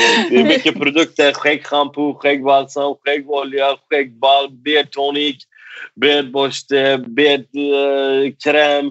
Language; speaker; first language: Swedish; non-native, fluent; Persian